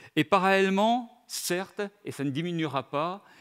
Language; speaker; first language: French; native; French